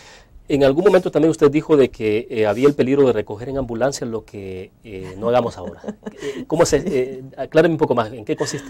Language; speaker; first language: Spanish; native; Spanish